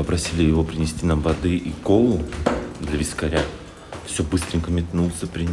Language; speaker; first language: Russian; native; Russian